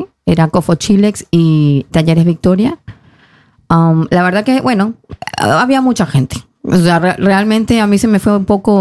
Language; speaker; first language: Spanish; native; Spanish